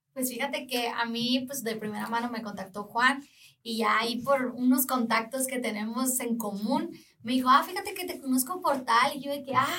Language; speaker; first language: Spanish; native; Spanish